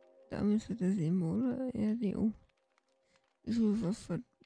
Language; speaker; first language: German; native; German